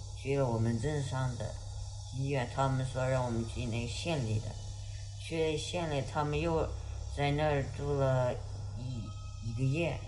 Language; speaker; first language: Chinese; non-native, local second language; Uyghur